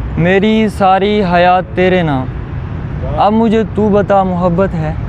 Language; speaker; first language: Urdu; non-native, local second language; Saraiki